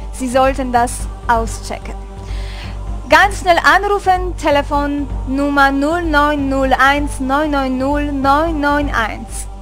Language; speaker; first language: German; non-native, fluent; Hungarian